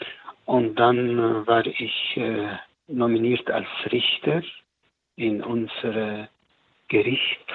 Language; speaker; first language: German; non-native, learner; Arabic